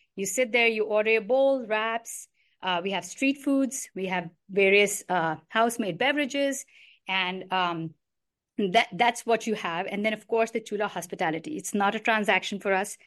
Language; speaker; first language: English; non-native, local second language; Hindi